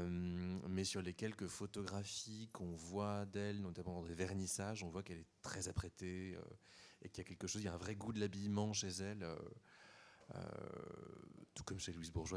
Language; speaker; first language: French; native; French